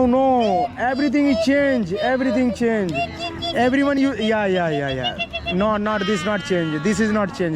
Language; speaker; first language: English; non-native, learner; Hindi